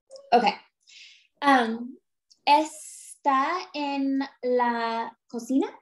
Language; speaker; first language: Spanish; non-native, learner; English